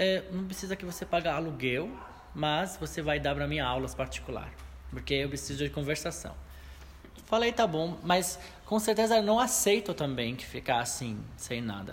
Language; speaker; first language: Portuguese; non-native, fluent; Arabic